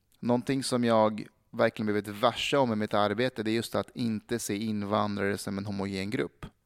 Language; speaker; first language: Swedish; early bilingual, other home language; Persian